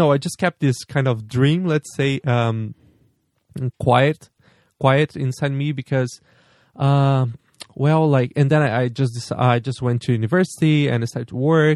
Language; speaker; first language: English; non-native, fluent; Portuguese